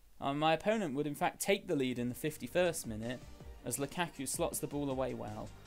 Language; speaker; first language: English; native; English